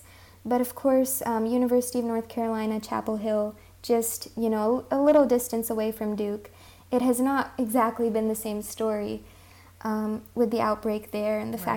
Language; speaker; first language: English; early bilingual, other home language; Hindi